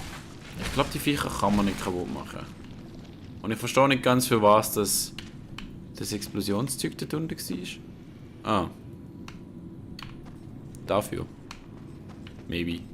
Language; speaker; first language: German; native; German